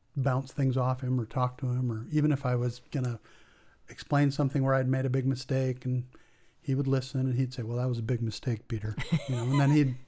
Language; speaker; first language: English; native; English